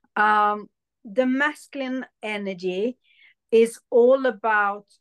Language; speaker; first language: English; early bilingual, other home language; Hindi